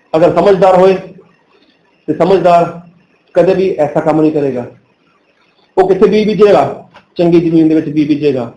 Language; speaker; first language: Hindi; non-native, local second language; Punjabi